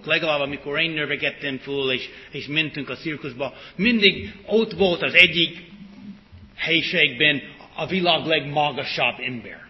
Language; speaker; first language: Hungarian; early bilingual, heritage; English